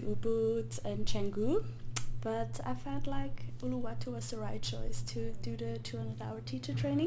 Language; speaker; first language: English; non-native, fluent; Swiss German